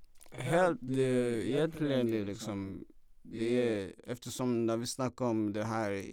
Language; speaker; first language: Swedish; non-native, fluent; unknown